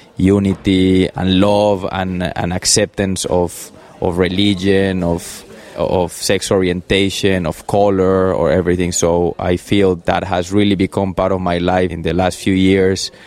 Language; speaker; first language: English; early bilingual, other home language; Spanish